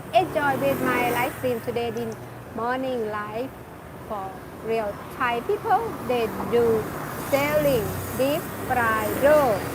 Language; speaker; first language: English; non-native, learner; Thai